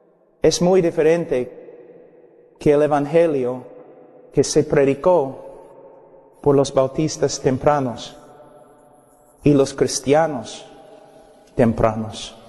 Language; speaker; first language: Spanish; non-native, fluent; English